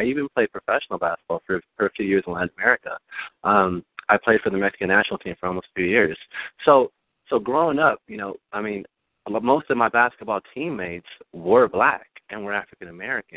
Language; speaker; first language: English; early bilingual, other home language; Spanish